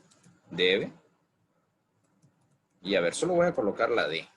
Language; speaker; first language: Spanish; native; Spanish